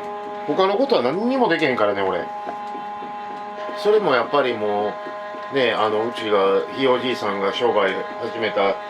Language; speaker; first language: Japanese; native; Japanese